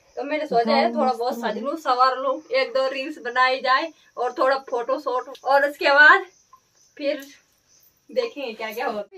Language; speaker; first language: Hindi; non-native, local second language; Garhwali